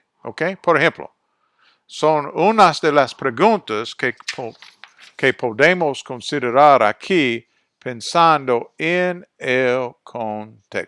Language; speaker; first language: Spanish; non-native, fluent; English